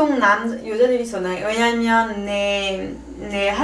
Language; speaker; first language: Korean; non-native, learner; French